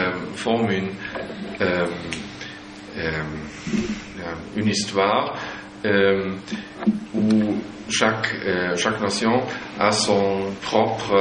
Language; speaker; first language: French; non-native, fluent; German